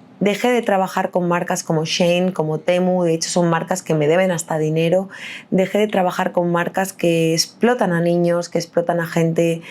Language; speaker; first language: Spanish; native; Spanish